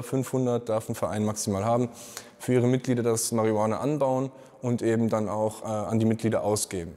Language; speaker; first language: German; native; German